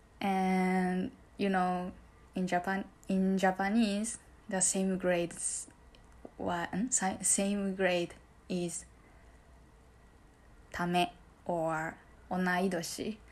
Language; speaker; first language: English; non-native, learner; Japanese